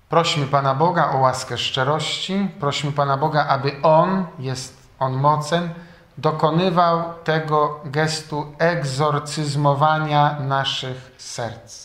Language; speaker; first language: Polish; native; Polish